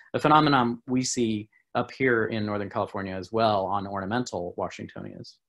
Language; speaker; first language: English; native; English